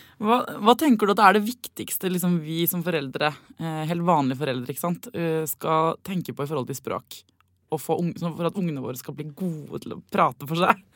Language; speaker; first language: Norwegian; native; Norwegian